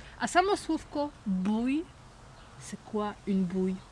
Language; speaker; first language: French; non-native, fluent; Polish